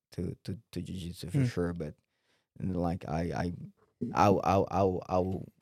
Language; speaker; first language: English; non-native, fluent; Portuguese